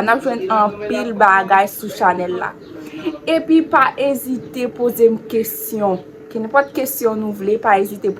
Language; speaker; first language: French; non-native, local second language; Haitian Creole